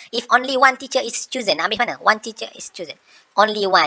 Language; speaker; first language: English; non-native, local second language; Malay